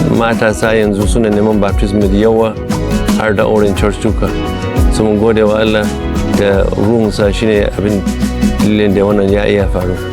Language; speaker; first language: Hausa; non-native, fluent; English